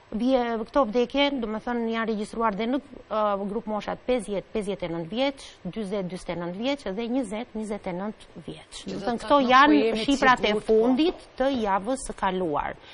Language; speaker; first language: Albanian; native; Albanian